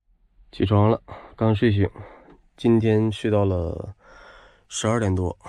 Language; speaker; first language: Chinese; native; Chinese